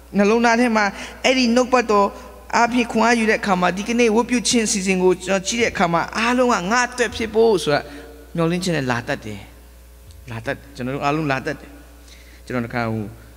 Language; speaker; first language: Burmese; non-native, local second language; Kachin